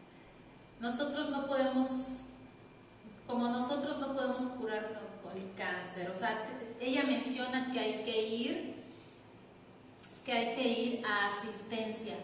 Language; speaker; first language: Spanish; native; Spanish